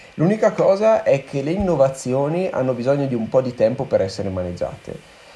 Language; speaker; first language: Italian; native; Italian